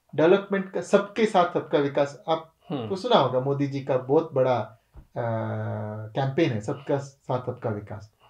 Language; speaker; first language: Hindi; non-native, local second language; Kannada